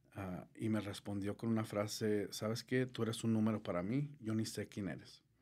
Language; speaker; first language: Spanish; early bilingual, heritage; Spanish